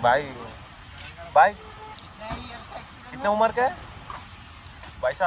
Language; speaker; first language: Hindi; non-native, local second language; Telugu